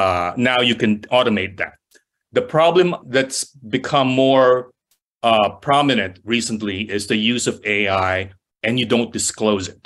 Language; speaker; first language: English; non-native, local second language; Filipino